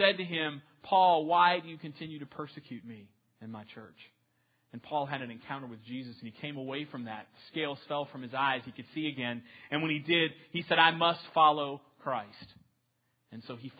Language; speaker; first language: English; native; English